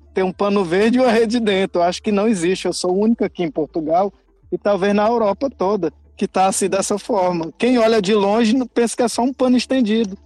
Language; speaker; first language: Portuguese; native; Portuguese